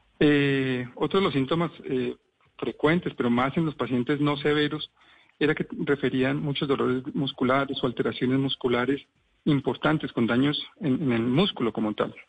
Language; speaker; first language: Spanish; native; Spanish